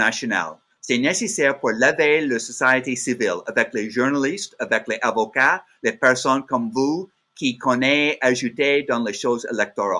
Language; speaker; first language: French; non-native, learner; English